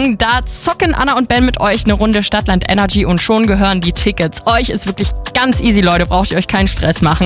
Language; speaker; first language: German; native; German